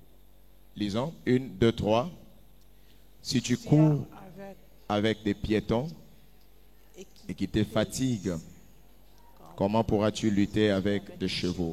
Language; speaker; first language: French; non-native, local second language; Lingala